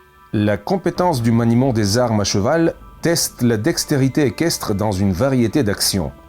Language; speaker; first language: French; native; French